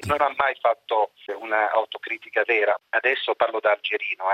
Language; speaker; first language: Italian; non-native, fluent; Arabic